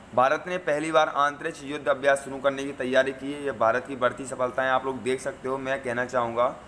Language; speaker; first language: Hindi; native; Hindi